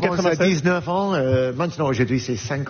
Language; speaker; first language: French; non-native, learner; English